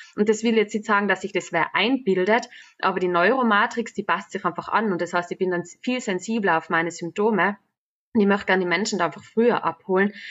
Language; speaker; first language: German; native; German